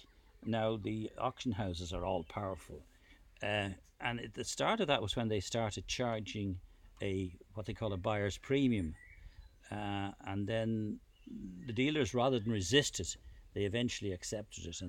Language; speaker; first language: English; native; English